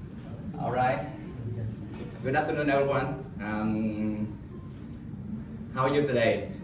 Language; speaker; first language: English; non-native, learner; Vietnamese